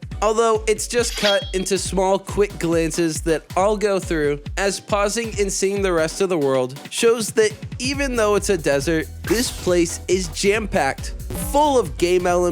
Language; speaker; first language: English; native; English